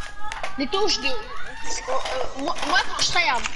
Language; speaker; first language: French; native; French